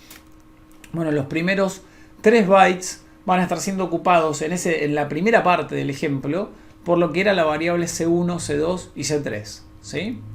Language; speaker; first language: Spanish; native; Spanish